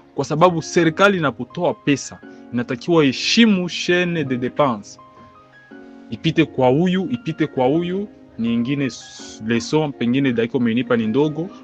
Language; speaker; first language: Swahili; native; Swahili